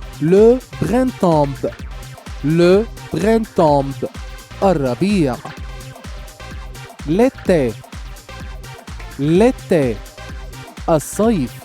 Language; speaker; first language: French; non-native, fluent; Arabic